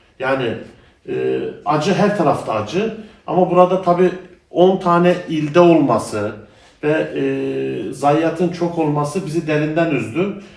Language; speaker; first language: Turkish; native; Turkish